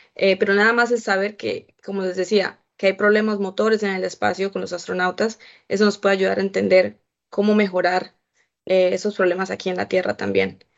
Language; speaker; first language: Spanish; native; Spanish